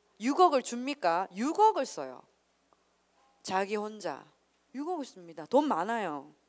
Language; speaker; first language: Korean; native; Korean